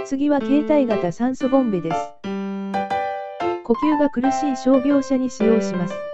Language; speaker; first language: Japanese; native; Japanese